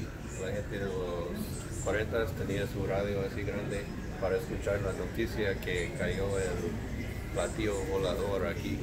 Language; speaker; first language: Spanish; non-native, learner; English